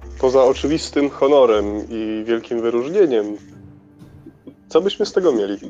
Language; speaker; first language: Polish; native; Polish